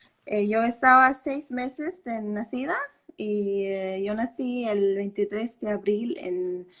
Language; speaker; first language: Spanish; non-native, fluent; Danish